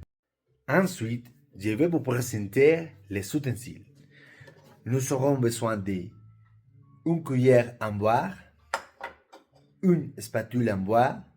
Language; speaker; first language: French; non-native, learner; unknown